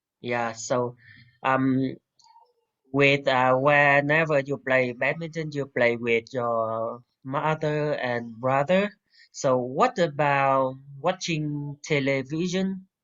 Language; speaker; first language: English; non-native, fluent; Vietnamese